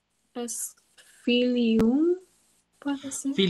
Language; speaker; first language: Spanish; non-native, learner; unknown